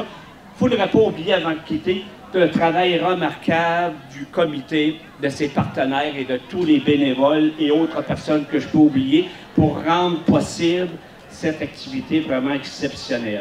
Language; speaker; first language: French; native; French